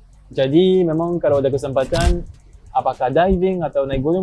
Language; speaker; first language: Indonesian; non-native, fluent; French